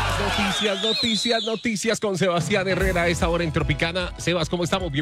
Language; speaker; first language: Spanish; native; Spanish